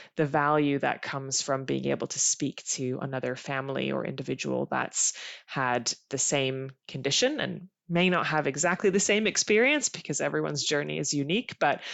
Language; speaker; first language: English; native; English